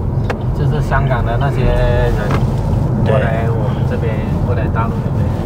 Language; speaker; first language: Chinese; native; Chinese